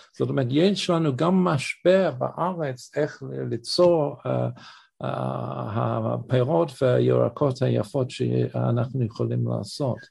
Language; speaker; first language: Hebrew; non-native, fluent; English